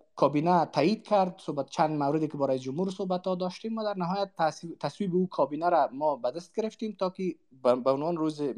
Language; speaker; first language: Persian; non-native, local second language; Uzbek